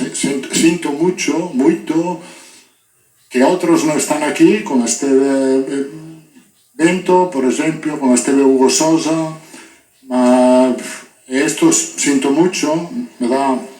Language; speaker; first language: Spanish; non-native, fluent; Italian